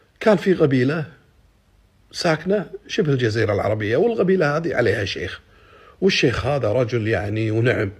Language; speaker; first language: Arabic; native; Arabic